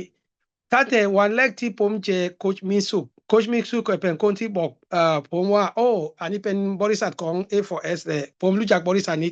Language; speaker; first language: Thai; non-native, learner; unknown